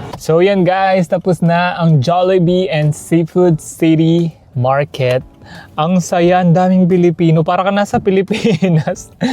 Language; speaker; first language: Filipino; non-native, local second language; Pampanga